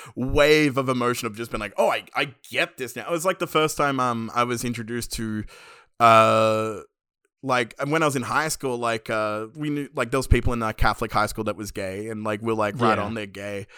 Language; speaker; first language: English; native; English